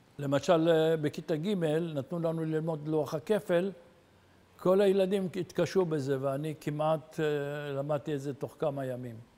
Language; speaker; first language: Hebrew; early bilingual, other home language; Arabic